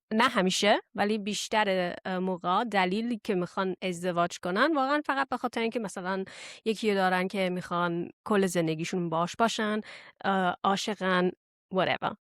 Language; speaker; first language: Persian; early bilingual, heritage; Persian